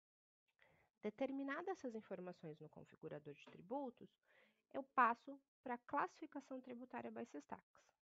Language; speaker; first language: Portuguese; native; Portuguese